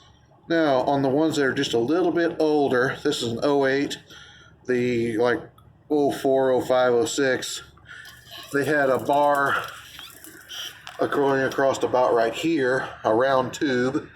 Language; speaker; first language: English; native; English